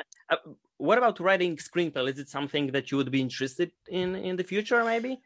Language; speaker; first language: English; non-native, fluent; Polish